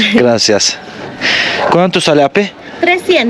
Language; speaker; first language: Spanish; non-native, learner; Turkish